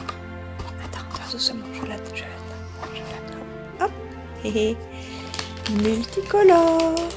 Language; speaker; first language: French; native; French